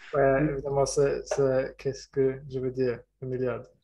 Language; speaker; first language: French; non-native, learner; German